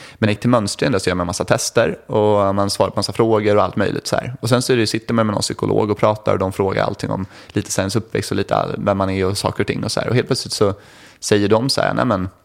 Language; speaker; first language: Swedish; native; Swedish